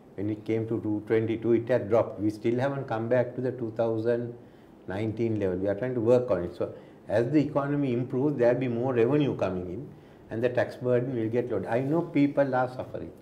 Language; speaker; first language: English; non-native, local second language; Sinhala